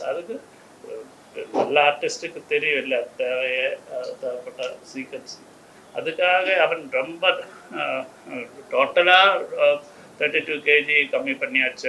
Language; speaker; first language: Tamil; non-native, learner; Malayalam